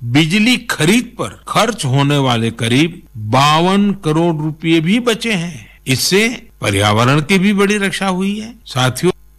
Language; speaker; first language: Hindi; non-native, local second language; Gujarati